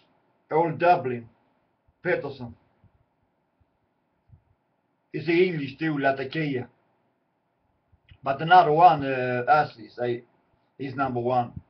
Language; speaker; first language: English; non-native, learner; Swedish